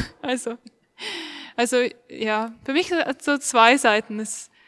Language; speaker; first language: German; non-native, fluent; Estonian